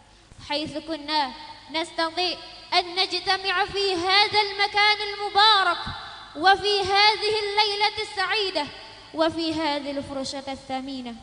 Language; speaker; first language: Arabic; non-native, learner; Indonesian